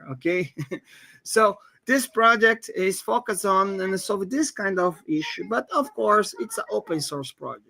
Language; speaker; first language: English; non-native, fluent; Portuguese